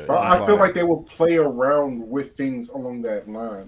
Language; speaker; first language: English; native; English